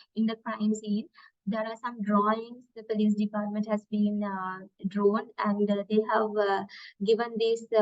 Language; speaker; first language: English; non-native, local second language; Sinhala